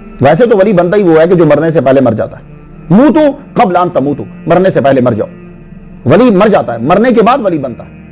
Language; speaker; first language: Urdu; native; Urdu